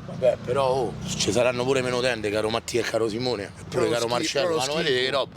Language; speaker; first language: Italian; native; Italian